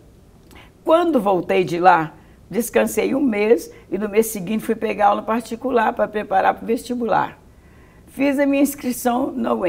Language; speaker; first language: Portuguese; native; Portuguese